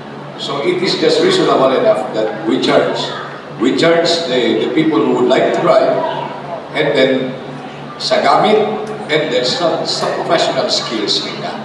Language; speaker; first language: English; non-native, local second language; Bikol